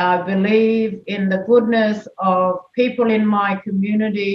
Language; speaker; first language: English; non-native, local second language; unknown